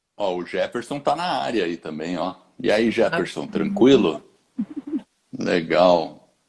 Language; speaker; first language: Portuguese; native; Portuguese